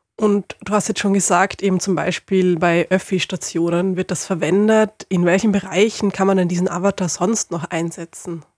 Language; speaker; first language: German; native; German